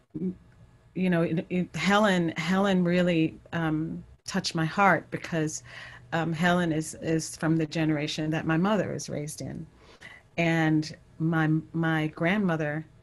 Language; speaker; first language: English; native; English